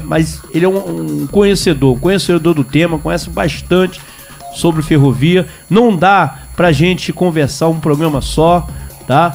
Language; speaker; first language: Portuguese; native; Portuguese